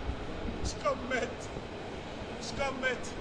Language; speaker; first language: German; non-native, learner; Arabic